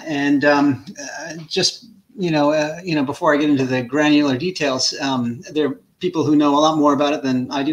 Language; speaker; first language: English; native; English